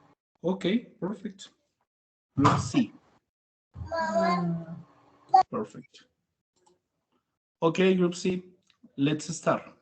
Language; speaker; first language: English; non-native, fluent; Spanish